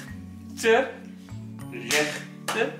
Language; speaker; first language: Dutch; native; Dutch